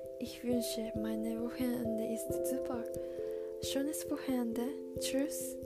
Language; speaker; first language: German; non-native, learner; Japanese